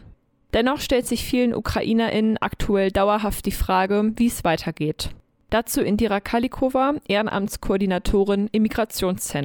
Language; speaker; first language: German; native; German